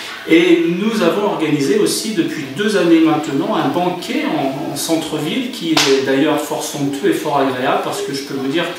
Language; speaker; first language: French; native; French